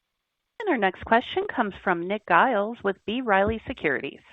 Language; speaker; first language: English; native; English